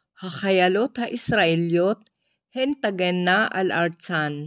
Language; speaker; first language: Hebrew; non-native, learner; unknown